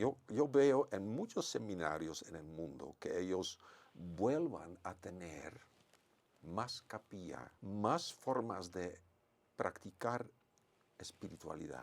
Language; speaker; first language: Spanish; non-native, fluent; Dutch